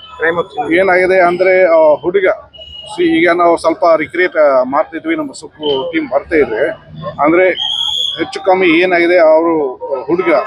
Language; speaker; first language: Kannada; non-native, local second language; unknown